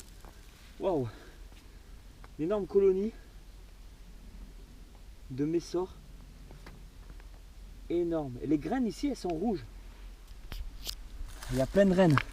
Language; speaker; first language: French; native; French